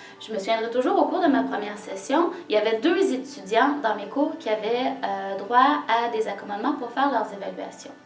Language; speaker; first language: French; native; French